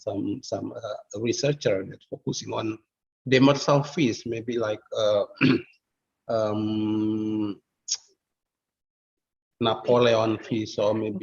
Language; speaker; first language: English; non-native, fluent; Indonesian